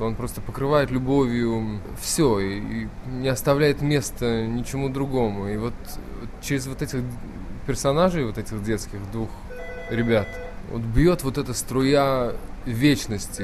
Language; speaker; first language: Russian; native; Russian